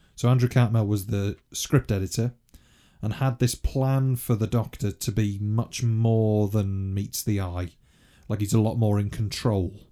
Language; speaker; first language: English; native; English